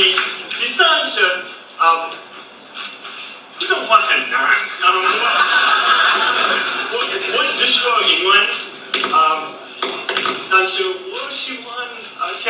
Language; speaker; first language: Chinese; non-native, learner; English